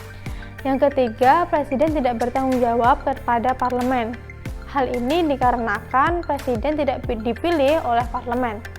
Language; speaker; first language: Indonesian; native; Indonesian